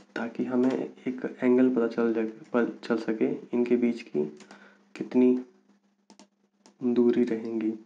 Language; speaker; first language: Hindi; native; Hindi